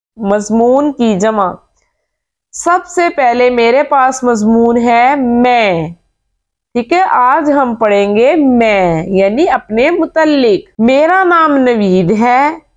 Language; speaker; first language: Urdu; native; Urdu